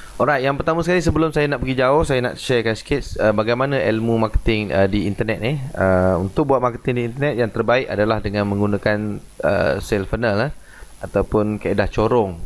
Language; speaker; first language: Malay; native; Malay